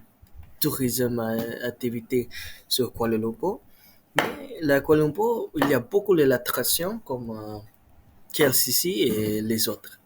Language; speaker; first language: French; non-native, learner; Malay